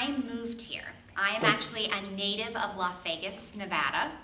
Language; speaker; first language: English; native; English